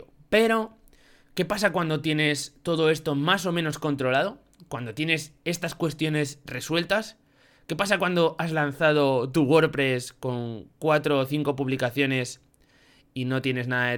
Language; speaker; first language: Spanish; native; Spanish